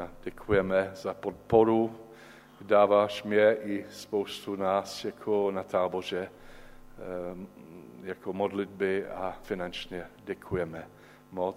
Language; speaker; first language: Czech; non-native, learner; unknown